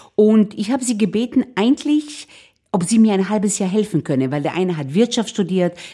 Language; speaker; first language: German; non-native, fluent; Hebrew